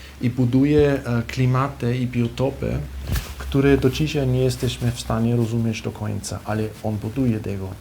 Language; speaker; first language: Polish; non-native, fluent; German